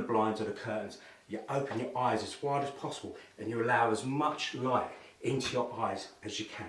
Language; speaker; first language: English; native; English